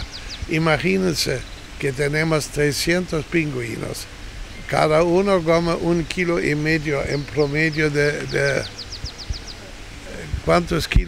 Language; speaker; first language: Spanish; non-native, fluent; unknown